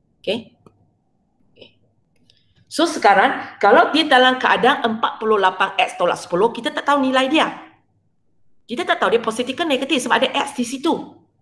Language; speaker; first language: Malay; non-native, local second language; Chinese